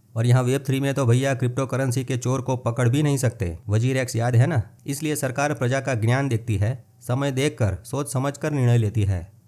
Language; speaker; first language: Hindi; non-native, local second language; Gujarati